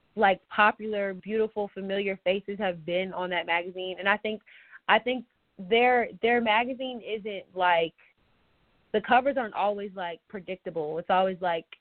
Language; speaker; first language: English; native; English